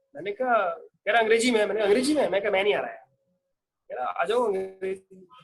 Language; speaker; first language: Hindi; native; Hindi